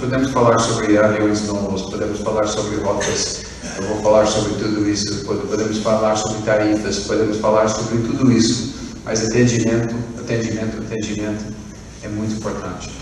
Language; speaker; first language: Portuguese; non-native, fluent; English